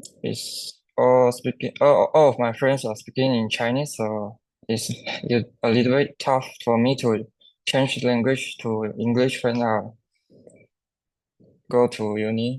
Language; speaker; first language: English; non-native, local second language; Chinese